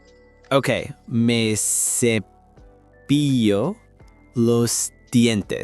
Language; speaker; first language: Spanish; non-native, learner; English